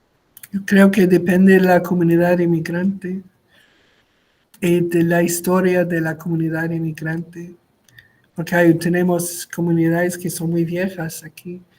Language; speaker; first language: Spanish; non-native, local second language; French